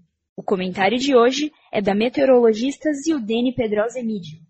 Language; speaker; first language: Portuguese; native; Portuguese